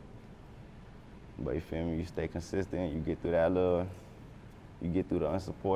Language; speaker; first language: English; native; English